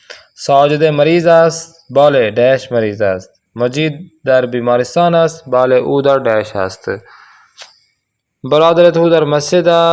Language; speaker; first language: Persian; non-native, fluent; Urdu